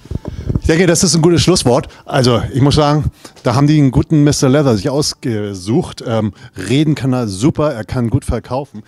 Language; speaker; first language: German; native; German